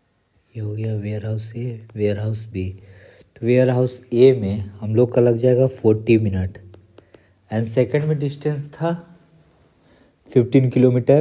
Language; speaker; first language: Hindi; native; Hindi